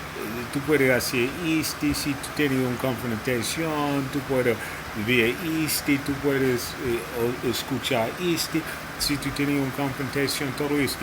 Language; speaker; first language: Spanish; non-native, learner; English